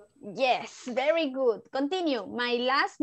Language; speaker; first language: English; non-native, fluent; Spanish